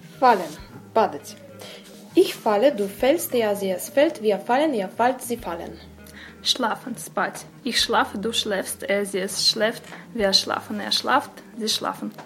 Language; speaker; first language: German; non-native, learner; Russian